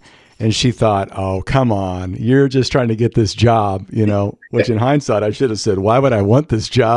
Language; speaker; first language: English; native; English